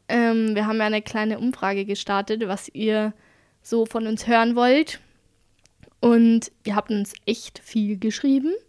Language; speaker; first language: German; native; German